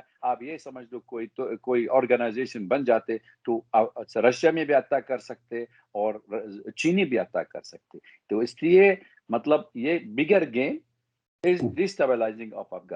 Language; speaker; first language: Hindi; non-native, fluent; Arabic